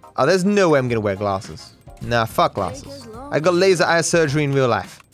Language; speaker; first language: English; native; English